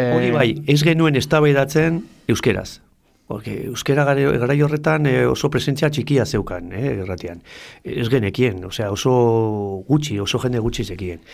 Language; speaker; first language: Basque; non-native, local second language; Spanish